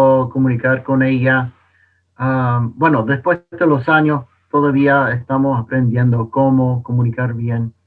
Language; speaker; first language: Spanish; non-native, fluent; English